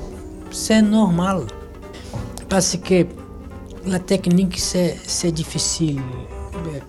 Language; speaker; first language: French; non-native, fluent; Portuguese